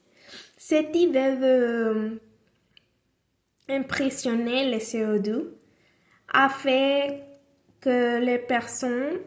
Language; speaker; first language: French; non-native, learner; Spanish